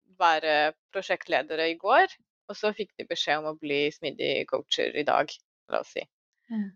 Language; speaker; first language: Norwegian; non-native, fluent; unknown